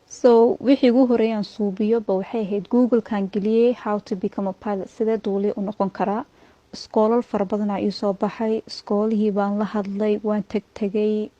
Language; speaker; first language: Somali; early bilingual, heritage; Somali